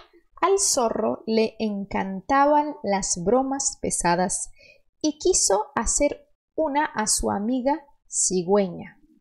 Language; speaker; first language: Spanish; non-native, fluent; Portuguese